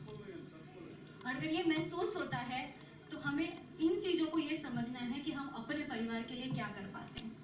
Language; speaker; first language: Hindi; non-native, local second language; Gujarati